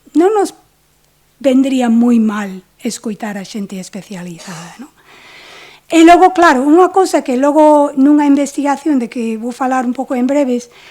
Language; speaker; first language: Galician; non-native, fluent; English